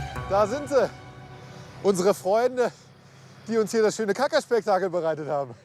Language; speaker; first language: German; native; German